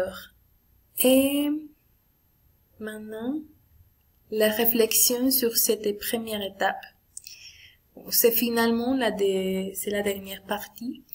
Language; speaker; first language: French; non-native, learner; Spanish